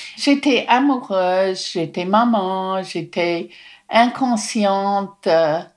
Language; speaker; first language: French; non-native, fluent; English